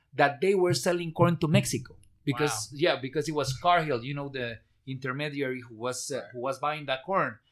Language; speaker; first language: English; non-native, fluent; Spanish